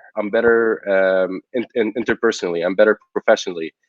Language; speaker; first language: English; non-native, local second language; Arabic